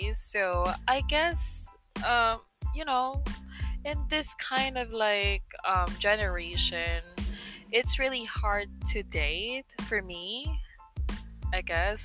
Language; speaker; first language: English; non-native, local second language; Filipino